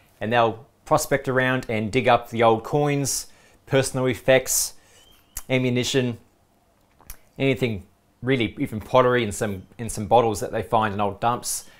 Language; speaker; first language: English; native; English